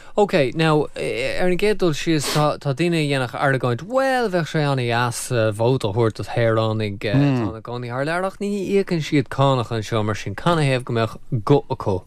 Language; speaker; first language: Irish; native; Irish